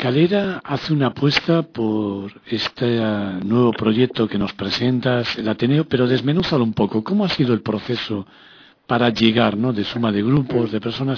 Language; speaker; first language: Spanish; native; Spanish